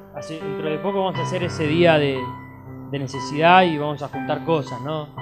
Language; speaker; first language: Spanish; native; Spanish